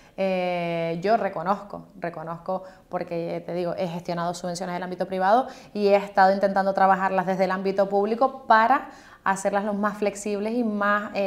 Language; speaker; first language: Spanish; native; Spanish